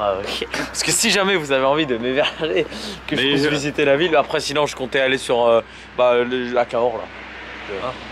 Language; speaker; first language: French; native; French